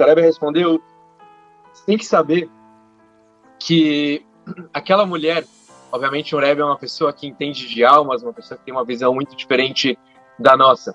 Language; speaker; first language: Portuguese; native; Portuguese